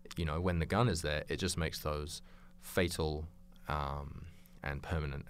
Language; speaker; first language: English; native; English